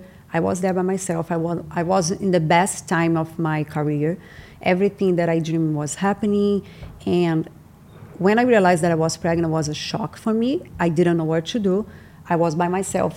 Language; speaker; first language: English; non-native, learner; Portuguese